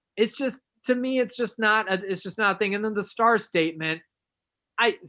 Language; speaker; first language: English; native; English